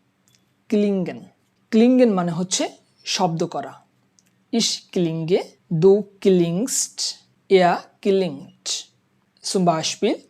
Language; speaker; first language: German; non-native, fluent; Bangla